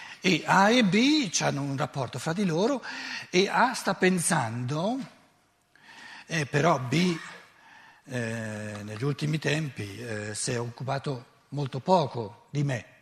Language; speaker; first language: Italian; native; Italian